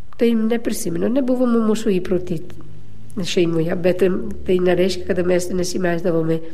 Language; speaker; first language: Lithuanian; non-native, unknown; Italian